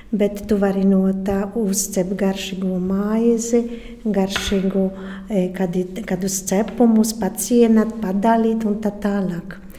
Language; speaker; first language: Latvian; non-native, fluent; Polish